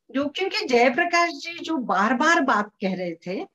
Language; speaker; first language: Hindi; non-native, local second language; Marathi